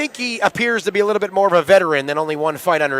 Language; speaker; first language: English; native; English